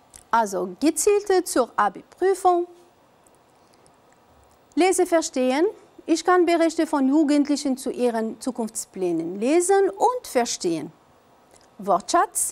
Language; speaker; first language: German; non-native, fluent; Arabic